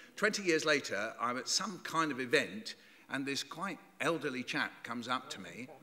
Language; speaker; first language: English; native; English